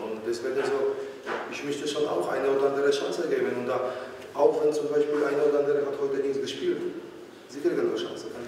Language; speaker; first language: German; non-native, fluent; Polish